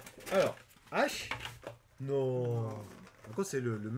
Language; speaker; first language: French; native; French